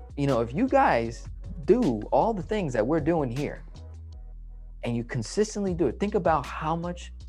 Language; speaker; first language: English; native; English